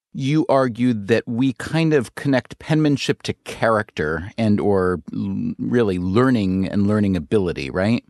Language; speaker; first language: English; native; English